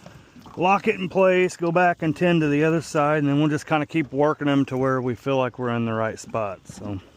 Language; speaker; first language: English; native; English